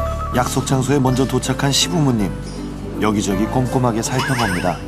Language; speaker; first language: Korean; native; Korean